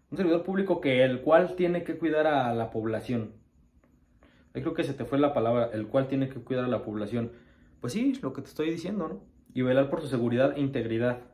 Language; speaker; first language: Spanish; native; Spanish